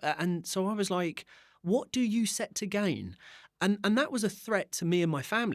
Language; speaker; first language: English; native; English